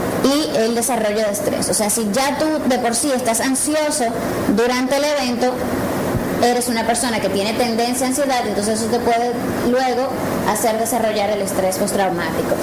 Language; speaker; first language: Spanish; native; Spanish